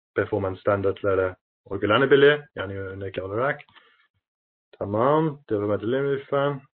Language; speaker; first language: Turkish; non-native, fluent; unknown